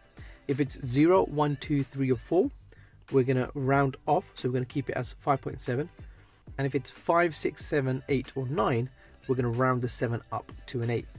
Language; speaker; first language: English; native; English